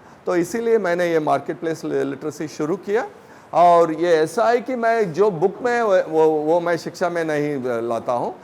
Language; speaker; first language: Hindi; non-native, local second language; Tamil